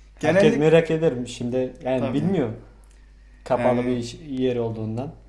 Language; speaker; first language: Turkish; non-native, fluent; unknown